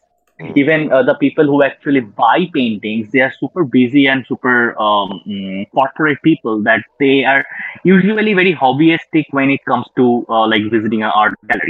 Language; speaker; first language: English; non-native, local second language; Bangla